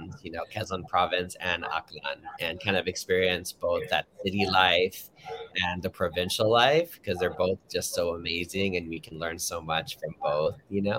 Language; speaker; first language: English; native; English